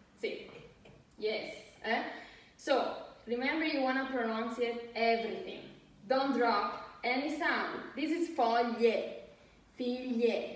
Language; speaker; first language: English; non-native, fluent; Italian